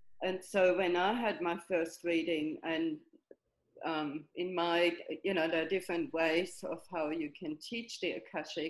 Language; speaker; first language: English; non-native, fluent; German